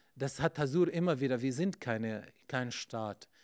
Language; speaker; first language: German; non-native, fluent; Arabic